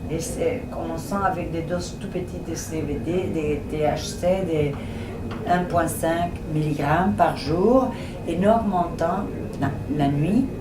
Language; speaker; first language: French; non-native, fluent; Spanish